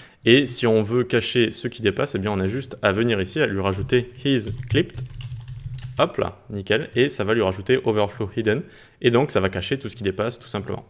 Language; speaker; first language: French; native; French